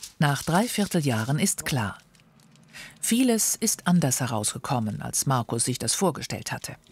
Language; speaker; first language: German; native; German